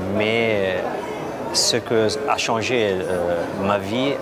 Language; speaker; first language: French; non-native, fluent; Italian